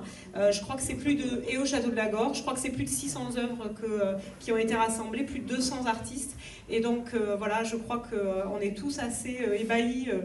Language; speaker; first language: French; native; French